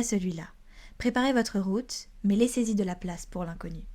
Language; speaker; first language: French; native; French